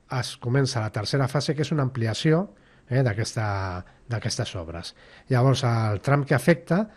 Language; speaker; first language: Catalan; native; Catalan